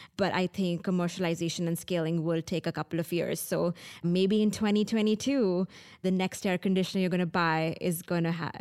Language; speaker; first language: English; non-native, local second language; Hindi